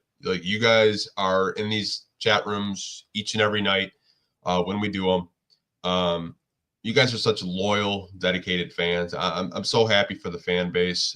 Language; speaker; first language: English; native; English